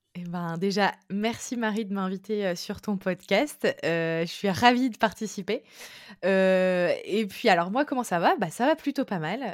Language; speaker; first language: French; native; French